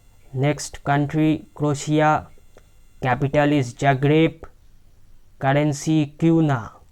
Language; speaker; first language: English; non-native, local second language; Bangla